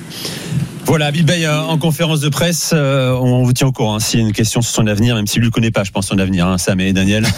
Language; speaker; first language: French; native; French